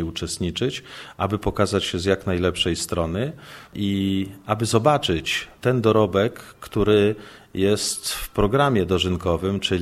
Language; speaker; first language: Polish; native; Polish